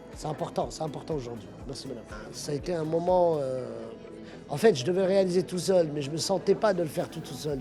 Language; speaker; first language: French; early bilingual, other home language; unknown